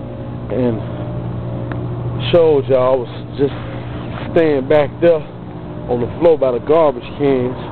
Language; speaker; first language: English; native; English